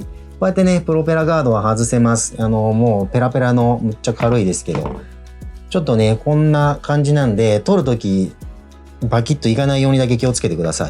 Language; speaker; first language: Japanese; native; Japanese